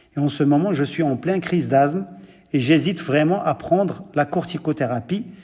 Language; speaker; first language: French; non-native, local second language; Arabic